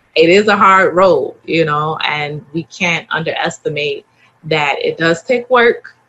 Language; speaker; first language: English; native; English